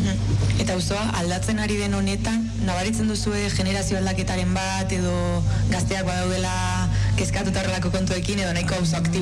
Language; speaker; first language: Basque; non-native, local second language; Spanish